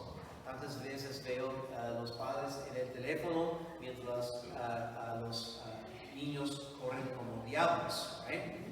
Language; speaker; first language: Spanish; non-native, fluent; English